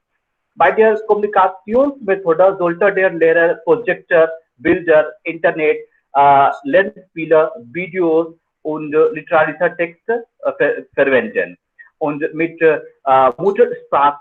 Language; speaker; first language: German; non-native, fluent; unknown